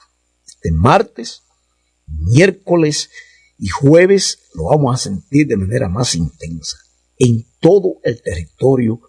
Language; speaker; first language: Spanish; native; Spanish